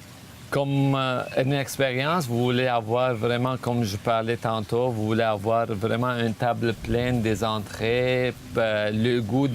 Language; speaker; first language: French; non-native, fluent; Armenian